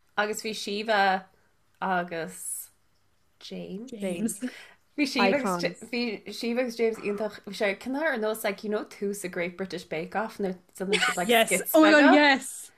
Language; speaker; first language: Irish; native; Irish